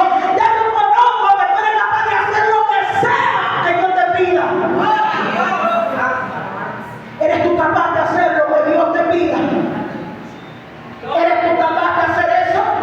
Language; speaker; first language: Spanish; native; Spanish